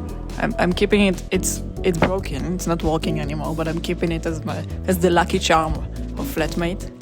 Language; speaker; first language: English; non-native, fluent; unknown